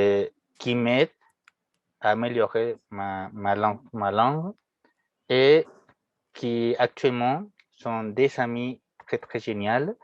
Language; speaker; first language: French; non-native, fluent; Spanish